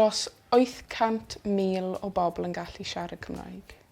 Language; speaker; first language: Welsh; non-native, local second language; English